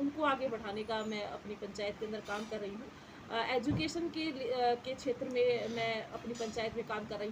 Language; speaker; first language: Hindi; native; Hindi